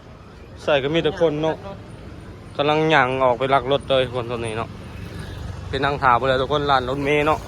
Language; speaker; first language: Thai; non-native, learner; Lao